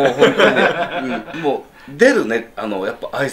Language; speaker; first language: Japanese; native; Japanese